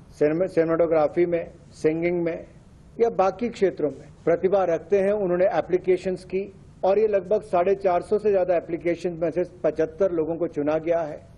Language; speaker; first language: Hindi; native; Hindi